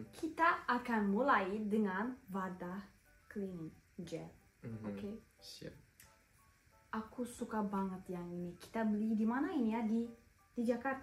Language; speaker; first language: Indonesian; non-native, learner; Turkish